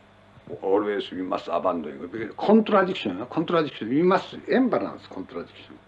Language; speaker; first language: English; non-native, learner; Japanese